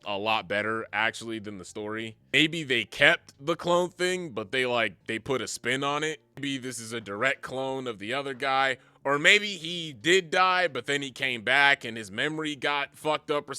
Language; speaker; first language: English; native; English